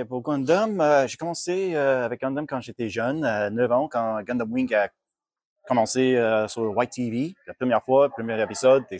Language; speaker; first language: French; non-native, local second language; English